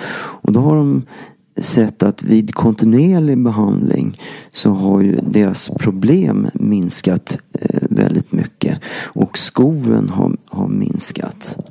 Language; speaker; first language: Swedish; native; Swedish